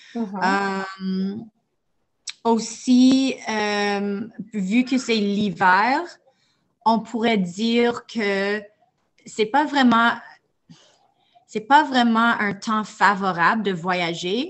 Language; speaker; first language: French; non-native, fluent; English